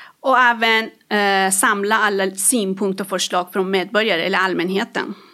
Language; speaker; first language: Swedish; non-native, fluent; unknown